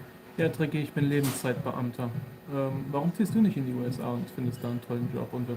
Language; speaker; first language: German; native; German